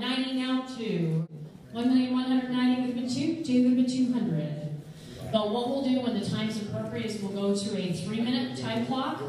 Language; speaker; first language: English; native; English